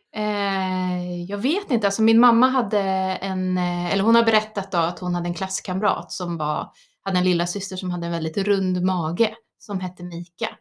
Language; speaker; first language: Swedish; early bilingual, other home language; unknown